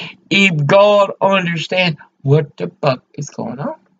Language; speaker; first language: English; early bilingual, other home language; Spanish